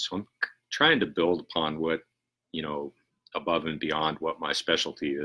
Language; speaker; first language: English; native; English